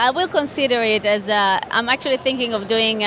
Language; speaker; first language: English; non-native, fluent; Hebrew